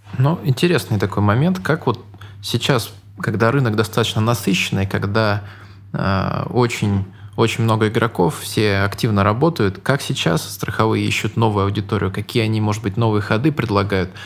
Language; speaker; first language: Russian; native; Russian